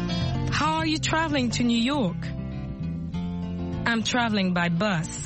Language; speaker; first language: English; non-native, fluent; French